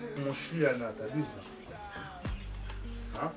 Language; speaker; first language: French; native; French